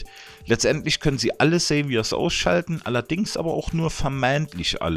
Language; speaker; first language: German; native; German